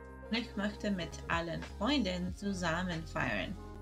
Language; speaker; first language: German; non-native, learner; Spanish